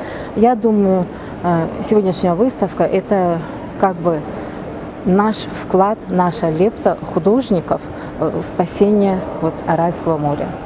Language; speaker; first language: Russian; non-native, local second language; Tajik